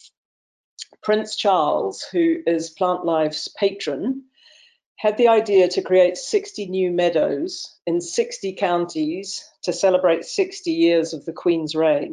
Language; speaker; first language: English; native; English